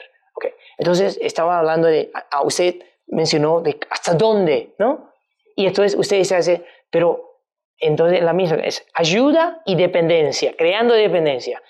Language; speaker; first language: Spanish; non-native, fluent; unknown